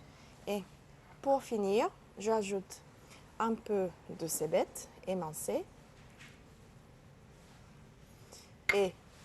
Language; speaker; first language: French; non-native, learner; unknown